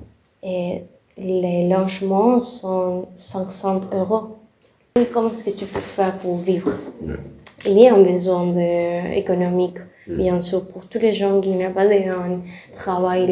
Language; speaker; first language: French; non-native, learner; Spanish